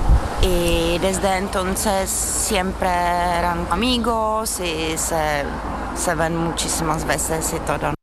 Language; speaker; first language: Spanish; non-native, fluent; Czech